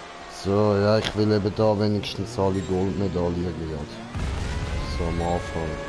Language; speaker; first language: German; native; German